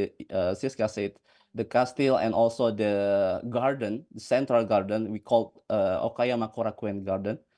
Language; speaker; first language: English; non-native, fluent; Indonesian